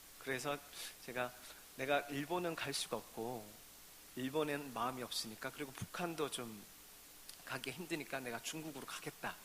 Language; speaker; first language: Korean; native; Korean